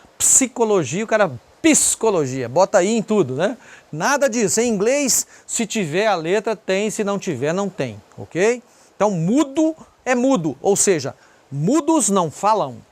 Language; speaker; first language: Portuguese; native; Portuguese